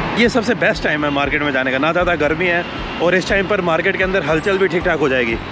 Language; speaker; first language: Hindi; native; Hindi